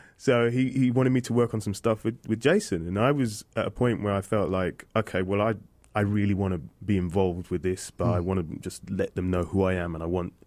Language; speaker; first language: English; native; English